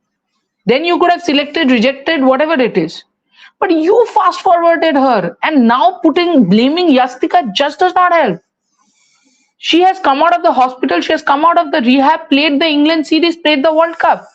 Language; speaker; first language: English; non-native, local second language; Hindi